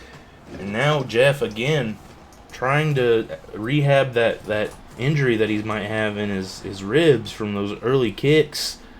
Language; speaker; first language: English; native; English